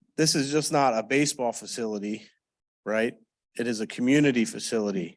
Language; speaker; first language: English; native; English